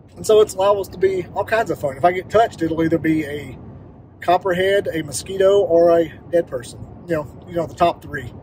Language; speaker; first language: English; native; English